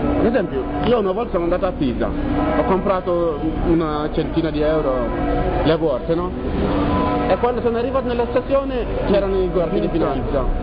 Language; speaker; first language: Italian; non-native, learner; Wolof